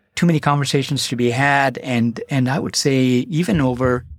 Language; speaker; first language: English; non-native, local second language; Malayalam